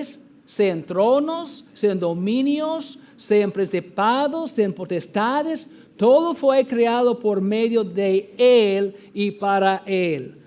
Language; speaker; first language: Spanish; non-native, fluent; English